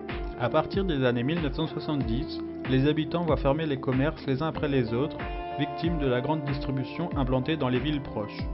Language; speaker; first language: French; native; French